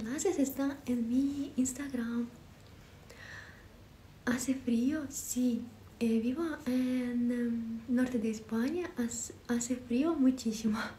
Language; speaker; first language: Spanish; non-native, learner; Ukrainian